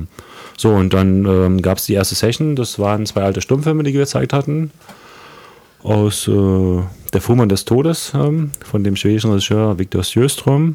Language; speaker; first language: German; native; German